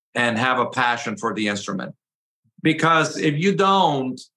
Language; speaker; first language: English; early bilingual, other home language; Spanish